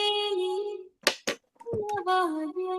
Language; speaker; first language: Hindi; native; Hindi